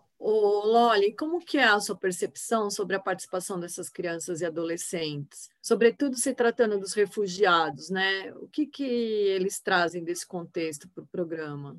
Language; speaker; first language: Portuguese; native; Portuguese